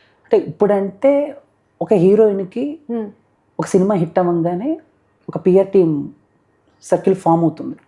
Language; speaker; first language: Telugu; native; Telugu